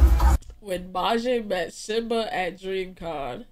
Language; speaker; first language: English; native; English